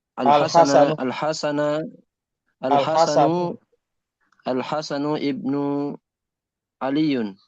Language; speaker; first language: Arabic; non-native, learner; Indonesian